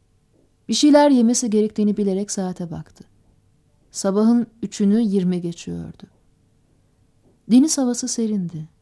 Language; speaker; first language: Turkish; native; Turkish